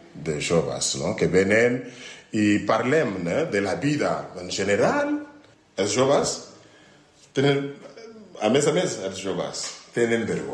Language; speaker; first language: Catalan; non-native, learner; French